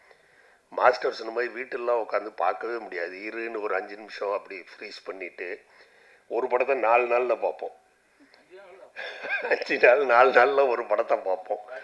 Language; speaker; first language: Tamil; native; Tamil